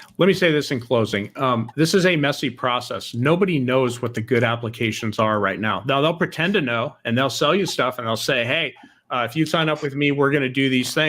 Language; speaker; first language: English; native; English